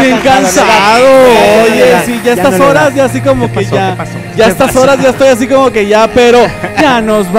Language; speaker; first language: Spanish; native; Spanish